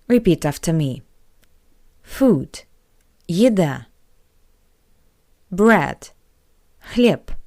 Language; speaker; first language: English; non-native, fluent; Russian